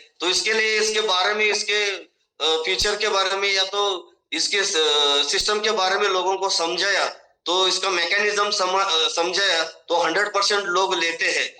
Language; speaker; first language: Hindi; non-native, local second language; Marathi